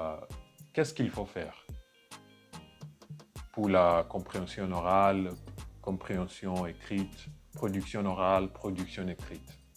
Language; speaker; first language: French; non-native, fluent; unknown